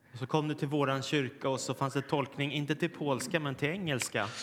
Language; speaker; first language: Swedish; native; Swedish